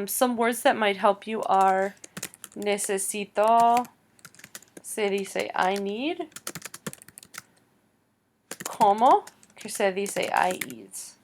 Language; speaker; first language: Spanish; non-native, fluent; English